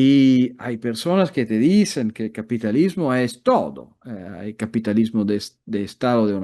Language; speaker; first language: Spanish; non-native, fluent; Italian